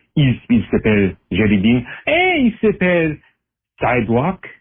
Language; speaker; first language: French; non-native, learner; English